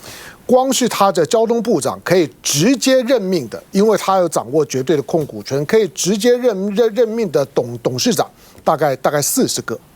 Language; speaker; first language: Chinese; native; Chinese